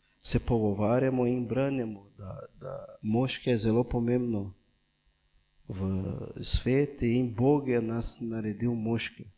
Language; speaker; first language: Slovenian; non-native, fluent; Portuguese